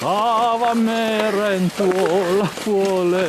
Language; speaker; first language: Finnish; non-native, learner; Korean